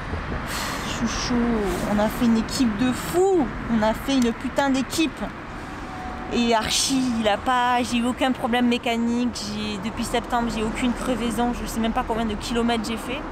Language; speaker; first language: French; native; French